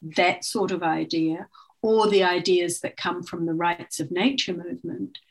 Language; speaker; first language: English; native; English